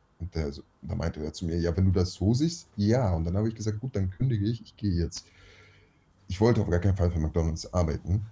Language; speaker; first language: German; early bilingual, other home language; Russian